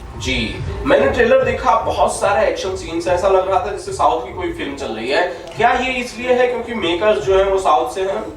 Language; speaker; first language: Hindi; native; Hindi